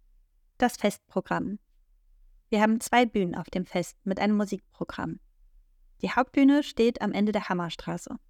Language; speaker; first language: German; native; German